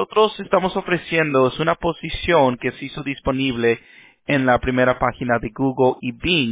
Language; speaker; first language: Spanish; early bilingual, heritage; Spanish